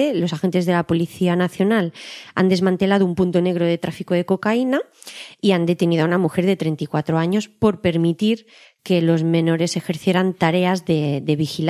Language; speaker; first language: Spanish; native; Spanish